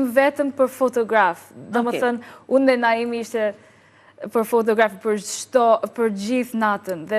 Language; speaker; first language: Albanian; non-native, learner; English